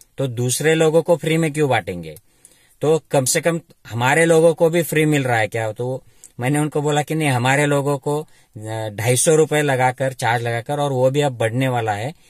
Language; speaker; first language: Hindi; non-native, local second language; Marathi